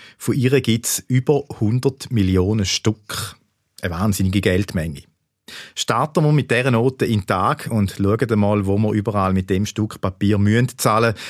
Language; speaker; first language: German; native; German